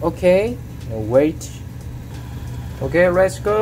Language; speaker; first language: English; non-native, learner; Korean